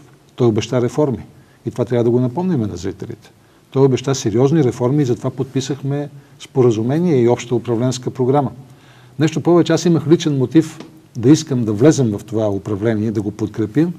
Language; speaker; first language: Bulgarian; native; Bulgarian